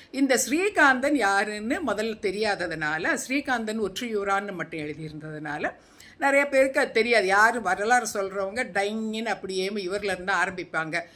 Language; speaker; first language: Tamil; non-native, local second language; Telugu